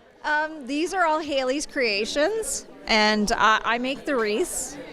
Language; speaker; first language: English; native; English